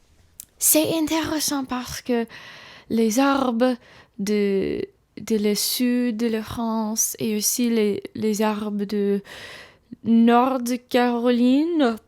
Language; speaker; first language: French; non-native, learner; English